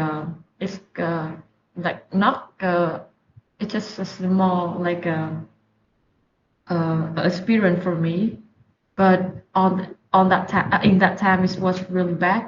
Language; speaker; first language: English; non-native, learner; Vietnamese